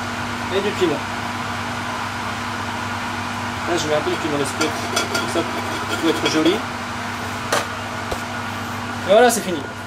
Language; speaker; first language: French; non-native, learner; Japanese